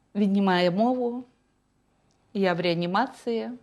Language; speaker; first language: Ukrainian; non-native, fluent; Russian